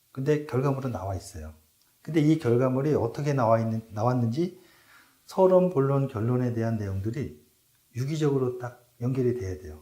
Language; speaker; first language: Korean; native; Korean